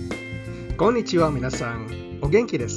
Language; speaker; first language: Japanese; non-native, fluent; English